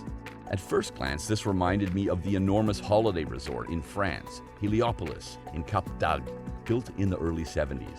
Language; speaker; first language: English; native; English